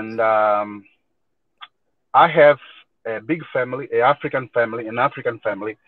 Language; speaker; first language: English; non-native, learner; Portuguese